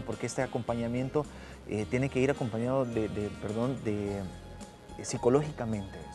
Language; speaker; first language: Spanish; native; Spanish